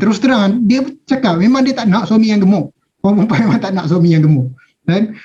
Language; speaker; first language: Malay; native; Malay